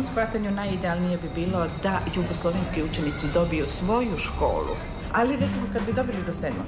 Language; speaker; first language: Serbian; native; Serbian